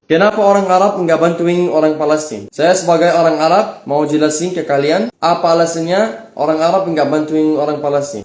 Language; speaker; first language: Indonesian; non-native, fluent; Arabic